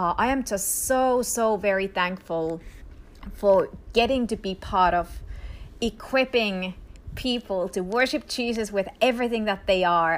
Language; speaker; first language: English; non-native, fluent; Finnish